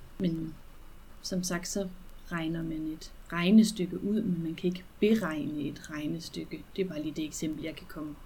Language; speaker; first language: Danish; native; Danish